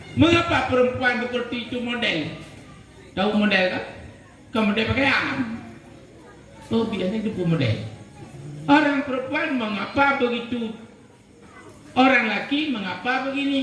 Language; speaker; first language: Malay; non-native, local second language; Achinese